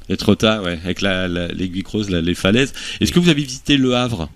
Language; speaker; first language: French; native; French